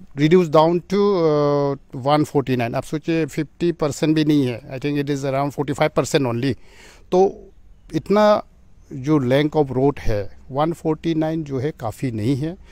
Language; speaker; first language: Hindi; non-native, local second language; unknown